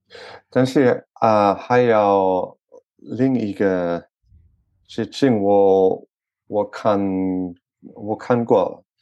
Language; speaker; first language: Chinese; non-native, learner; French